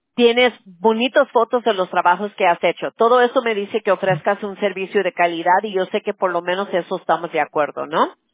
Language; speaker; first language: Spanish; early bilingual, other home language; English